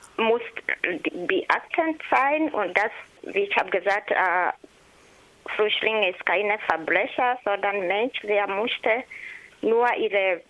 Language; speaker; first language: German; non-native, learner; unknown